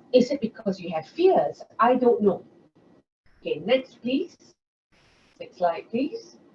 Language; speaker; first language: English; non-native, local second language; Malay